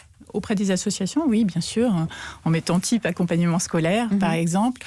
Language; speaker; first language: French; native; French